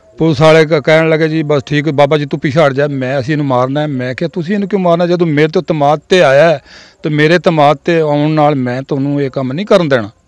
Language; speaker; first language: Punjabi; native; Punjabi